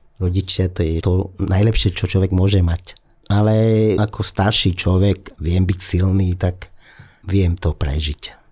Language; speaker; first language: Slovak; non-native, fluent; Vietnamese